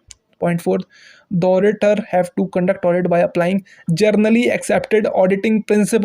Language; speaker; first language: English; non-native, local second language; Hindi